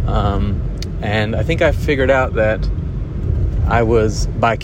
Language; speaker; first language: English; non-native, local second language; Hindi